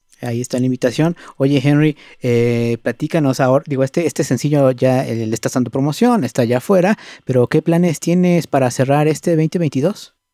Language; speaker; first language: Spanish; native; Spanish